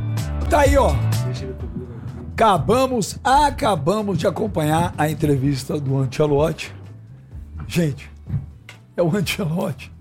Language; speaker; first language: Portuguese; native; Portuguese